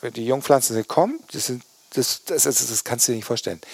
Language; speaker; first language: German; native; German